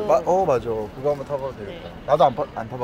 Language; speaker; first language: Korean; native; Korean